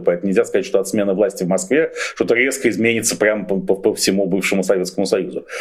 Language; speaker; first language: Russian; native; Russian